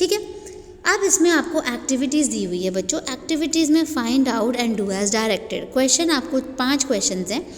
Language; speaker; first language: Hindi; native; Hindi